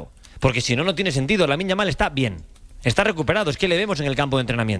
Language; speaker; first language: Spanish; native; Spanish